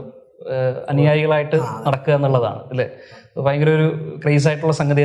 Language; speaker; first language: Malayalam; native; Malayalam